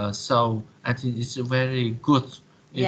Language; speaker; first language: English; non-native, learner; Vietnamese